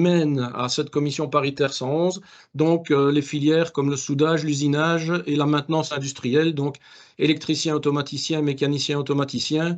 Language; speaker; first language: French; native; French